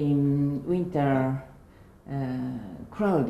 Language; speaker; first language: English; non-native, learner; Japanese